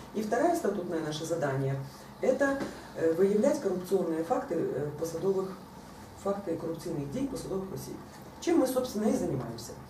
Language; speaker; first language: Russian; non-native, local second language; Ukrainian